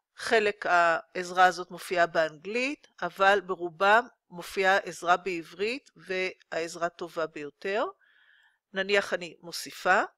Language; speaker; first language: Hebrew; native; Hebrew